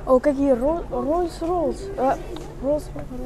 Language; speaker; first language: Dutch; early bilingual, other home language; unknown